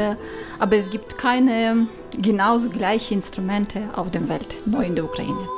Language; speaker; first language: German; non-native, learner; Ukrainian